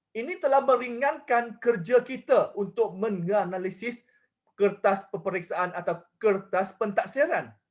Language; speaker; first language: Malay; non-native, local second language; Chinese